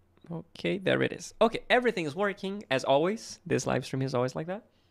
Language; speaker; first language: English; non-native, fluent; Portuguese